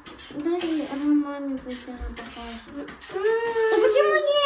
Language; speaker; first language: Russian; early bilingual, other home language; Armenian